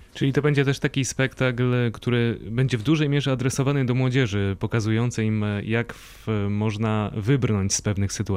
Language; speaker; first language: Polish; native; Polish